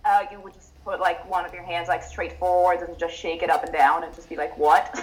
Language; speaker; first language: English; non-native, fluent; Italian